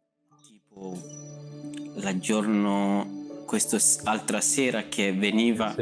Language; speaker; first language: Italian; non-native, learner; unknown